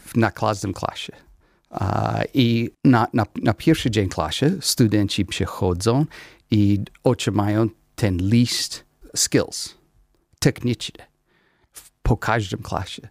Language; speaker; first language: Polish; non-native, learner; English